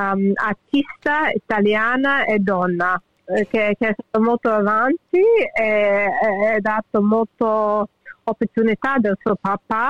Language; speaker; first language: Italian; early bilingual, heritage; English